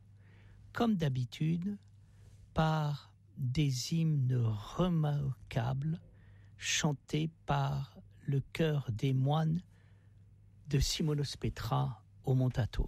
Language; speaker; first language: French; native; French